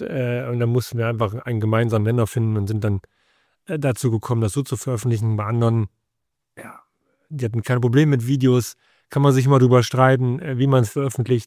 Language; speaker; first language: German; native; German